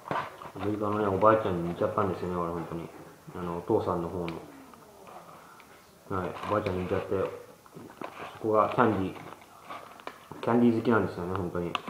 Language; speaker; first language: Japanese; early bilingual, heritage; Japanese